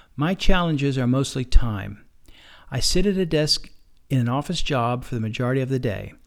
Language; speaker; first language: English; native; English